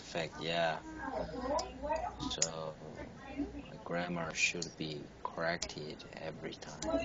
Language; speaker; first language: English; non-native, learner; Korean